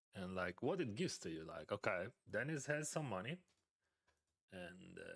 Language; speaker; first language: English; non-native, fluent; Ukrainian